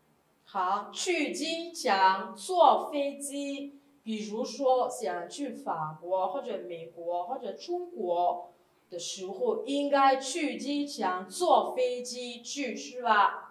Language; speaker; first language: Chinese; non-native, fluent; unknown